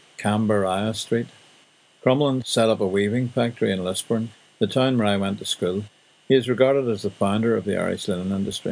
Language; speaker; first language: English; native; English